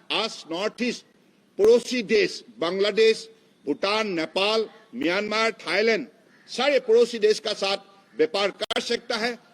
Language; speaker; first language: Hindi; non-native, local second language; Assamese